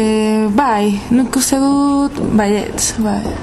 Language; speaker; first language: Basque; non-native, learner; Spanish